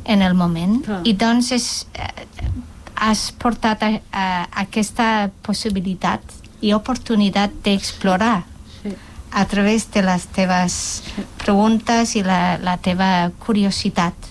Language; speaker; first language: Catalan; non-native, local second language; Spanish